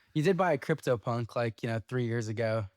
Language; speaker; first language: English; native; English